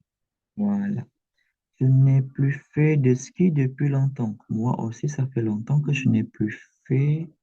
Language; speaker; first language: French; non-native, fluent; Indonesian